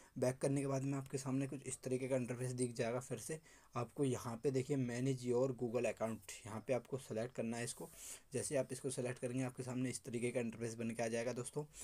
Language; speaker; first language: Hindi; native; Hindi